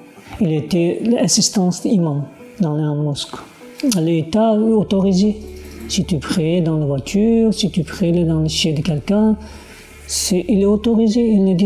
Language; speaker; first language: French; non-native, learner; Uyghur